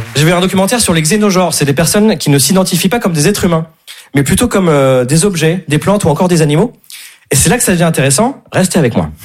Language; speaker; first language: French; native; French